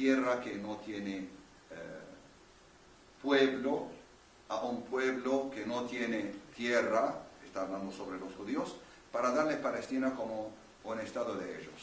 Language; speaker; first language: Spanish; non-native, fluent; Arabic